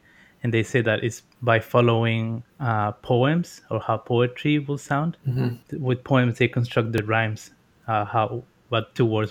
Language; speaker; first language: English; non-native, fluent; Spanish